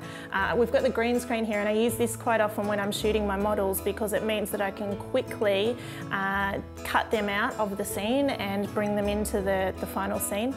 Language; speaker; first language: English; native; English